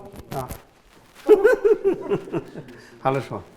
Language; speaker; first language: Russian; non-native, learner; Chinese